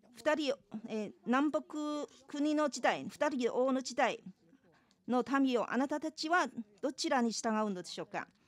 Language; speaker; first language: Japanese; non-native, fluent; Chinese